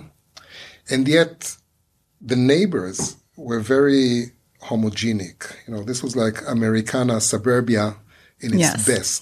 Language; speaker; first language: English; non-native, fluent; Hebrew